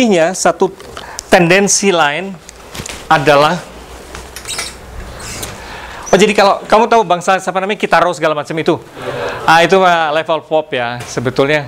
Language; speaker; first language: Indonesian; native; Indonesian